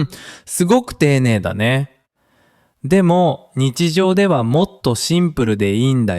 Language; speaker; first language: Japanese; native; Japanese